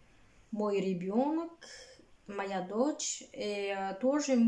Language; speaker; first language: Russian; non-native, learner; Bulgarian